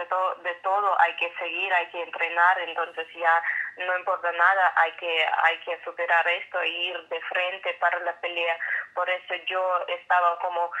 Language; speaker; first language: Spanish; non-native, fluent; Russian